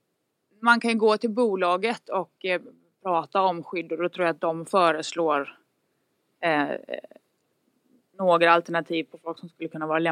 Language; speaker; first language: Swedish; native; Swedish